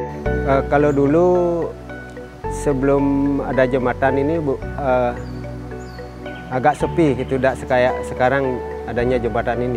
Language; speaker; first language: Indonesian; non-native, local second language; Balinese